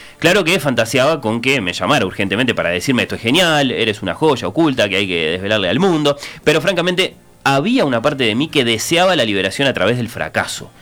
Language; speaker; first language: Spanish; native; Spanish